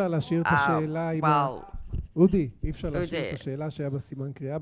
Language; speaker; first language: Hebrew; native; Hebrew